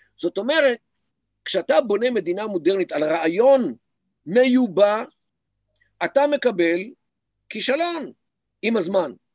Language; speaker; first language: Hebrew; native; Hebrew